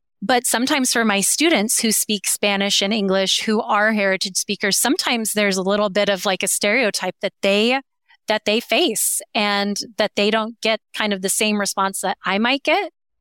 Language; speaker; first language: English; native; English